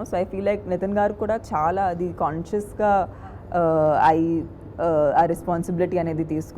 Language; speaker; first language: Telugu; non-native, fluent; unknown